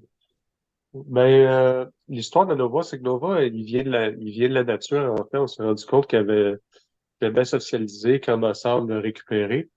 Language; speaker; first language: French; native; French